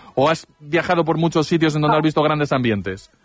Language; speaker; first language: Spanish; native; Spanish